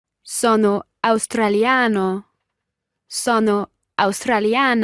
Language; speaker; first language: Italian; non-native, learner; English